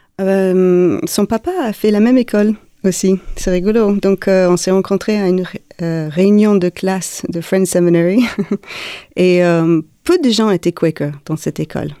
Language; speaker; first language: French; non-native, fluent; English